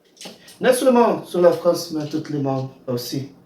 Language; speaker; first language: French; non-native, learner; Portuguese